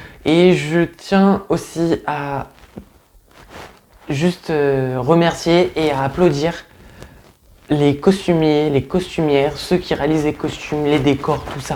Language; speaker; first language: French; native; French